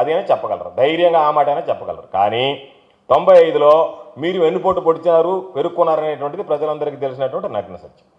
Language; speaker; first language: Telugu; native; Telugu